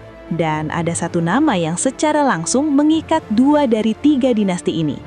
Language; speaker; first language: Indonesian; native; Indonesian